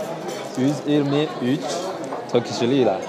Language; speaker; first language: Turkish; non-native, learner; Chinese